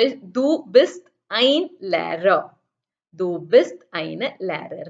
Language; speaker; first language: German; non-native, fluent; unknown